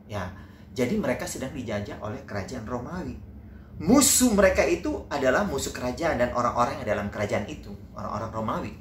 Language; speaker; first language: Indonesian; native; Indonesian